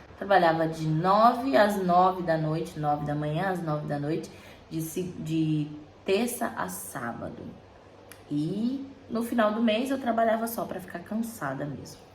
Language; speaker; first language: Portuguese; native; Portuguese